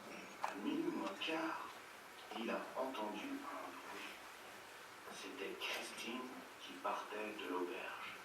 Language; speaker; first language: French; non-native, learner; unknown